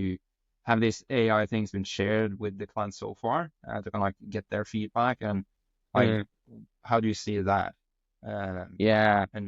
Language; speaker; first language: English; non-native, fluent; Norwegian